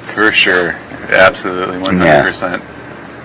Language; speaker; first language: English; native; English